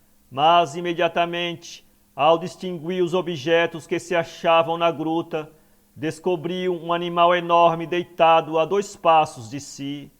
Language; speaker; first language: Portuguese; native; Portuguese